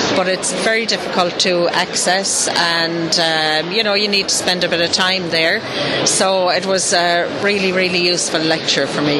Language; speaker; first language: English; native; English